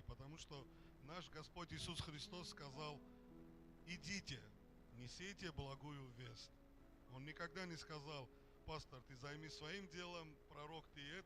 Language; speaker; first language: Russian; non-native, fluent; Armenian